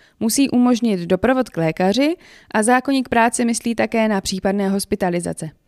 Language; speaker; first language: Czech; native; Czech